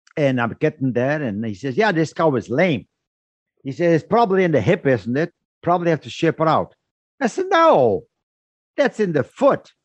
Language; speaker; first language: English; non-native, fluent; Dutch